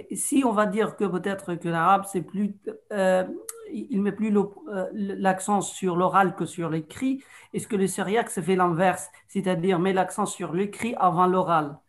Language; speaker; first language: French; non-native, fluent; Arabic